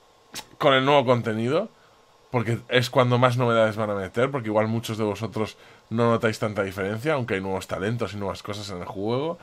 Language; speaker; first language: Spanish; native; Spanish